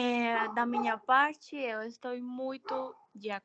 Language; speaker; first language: Portuguese; non-native, fluent; Spanish